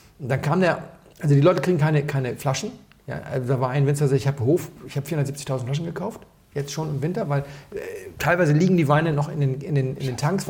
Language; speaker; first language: German; native; German